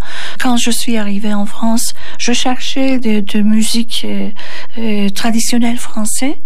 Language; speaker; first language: French; non-native, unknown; Turkish